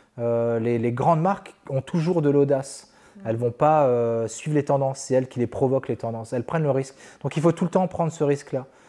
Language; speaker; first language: French; native; French